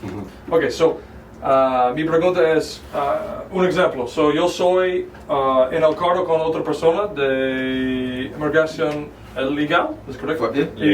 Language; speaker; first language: Spanish; non-native, learner; English